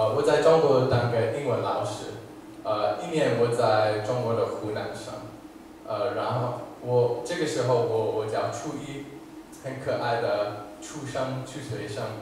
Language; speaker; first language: Chinese; non-native, fluent; English